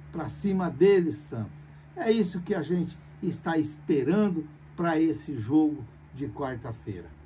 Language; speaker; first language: Portuguese; native; Portuguese